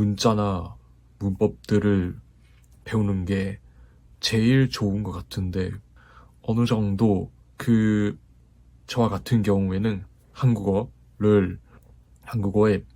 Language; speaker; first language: Korean; non-native, fluent; Japanese